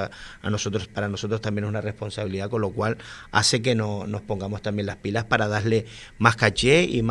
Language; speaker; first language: Spanish; native; Spanish